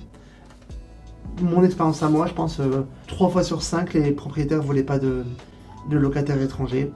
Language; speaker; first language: French; native; French